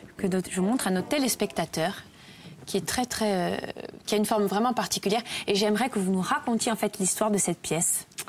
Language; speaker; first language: French; native; French